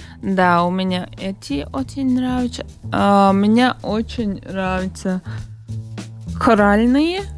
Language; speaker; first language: Russian; non-native, local second language; Latvian